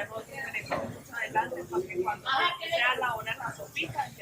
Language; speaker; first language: Spanish; native; Spanish